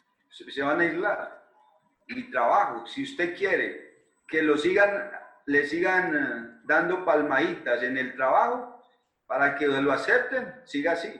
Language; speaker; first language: Spanish; native; Spanish